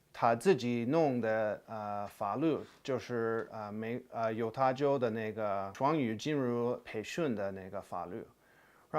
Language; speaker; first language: Chinese; non-native, fluent; English